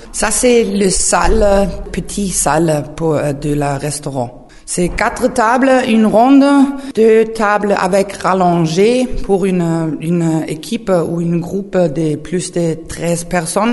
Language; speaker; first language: French; non-native, learner; German